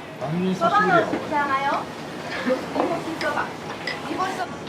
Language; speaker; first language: Japanese; native; Japanese